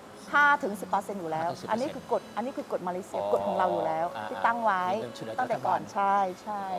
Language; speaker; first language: Thai; non-native, fluent; Malay